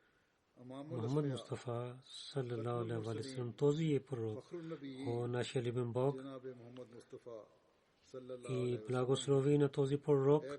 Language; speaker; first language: Bulgarian; non-native, learner; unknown